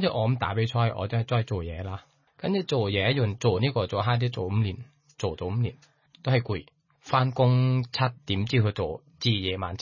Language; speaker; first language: Cantonese; non-native, fluent; Thai